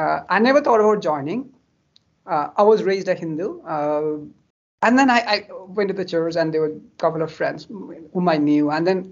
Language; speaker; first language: English; non-native, local second language; Nepali